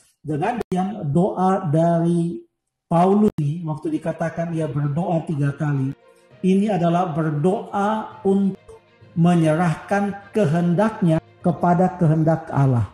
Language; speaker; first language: Indonesian; native; Indonesian